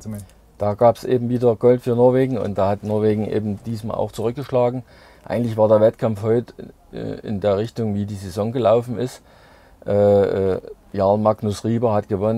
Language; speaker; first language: German; native; German